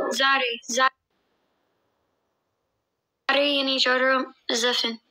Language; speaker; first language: Amharic; non-native, learner; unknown